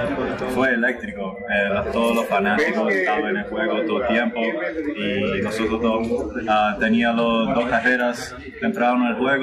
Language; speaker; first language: Spanish; early bilingual, heritage; English